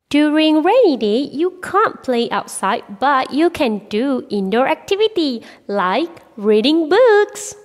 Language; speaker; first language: English; non-native, local second language; Malay